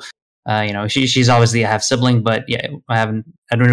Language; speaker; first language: English; non-native, fluent; Swedish